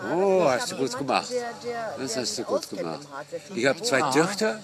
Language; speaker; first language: German; non-native, fluent; Dutch